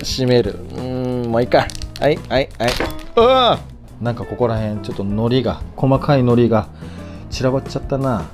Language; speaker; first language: Japanese; native; Japanese